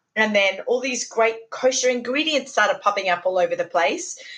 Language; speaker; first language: English; native; English